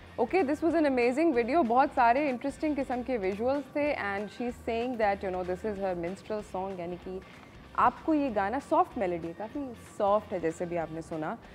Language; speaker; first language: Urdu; native; Urdu